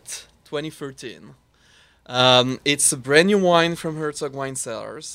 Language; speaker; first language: English; non-native, fluent; French